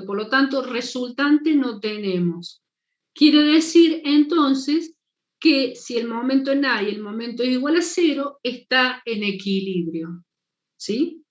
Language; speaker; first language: Spanish; native; Spanish